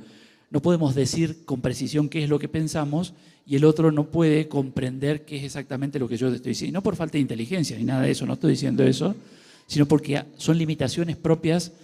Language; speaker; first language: Spanish; native; Spanish